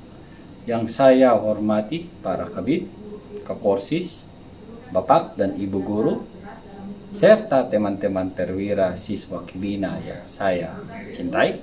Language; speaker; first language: Indonesian; non-native, learner; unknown